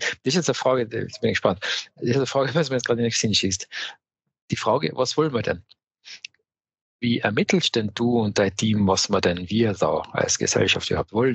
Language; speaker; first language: German; native; German